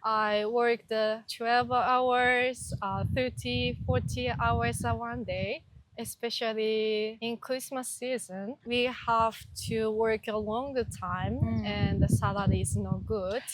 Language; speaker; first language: English; non-native, learner; Japanese